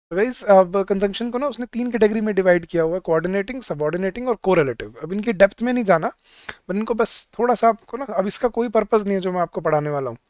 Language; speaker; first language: Hindi; native; Hindi